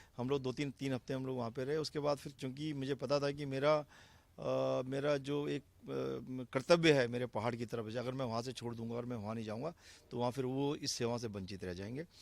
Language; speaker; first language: Hindi; native; Hindi